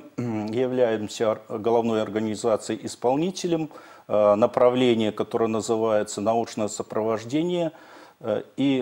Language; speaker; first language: Russian; native; Russian